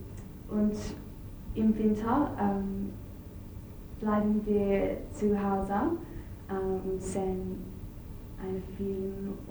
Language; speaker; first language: German; non-native, learner; English